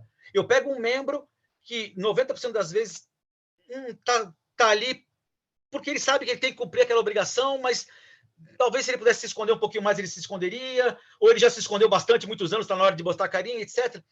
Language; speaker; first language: Portuguese; native; Portuguese